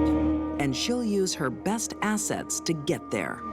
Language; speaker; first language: English; native; English